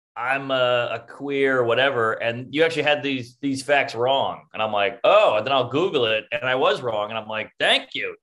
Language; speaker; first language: English; native; English